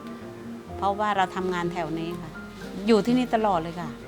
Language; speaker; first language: Thai; native; Thai